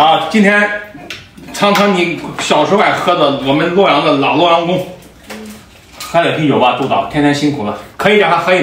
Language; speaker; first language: Chinese; native; Chinese